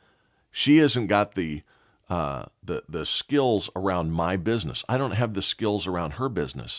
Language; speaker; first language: English; native; English